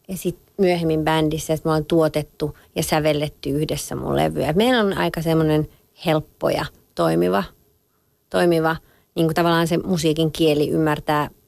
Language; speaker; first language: Finnish; early bilingual, other home language; French